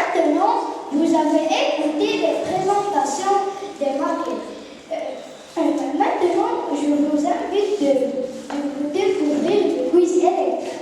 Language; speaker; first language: French; non-native, local second language; Arabic